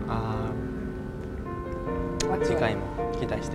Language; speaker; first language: Japanese; non-native, learner; Korean